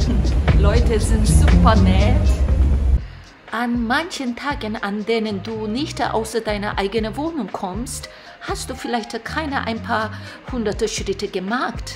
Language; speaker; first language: German; non-native, fluent; Korean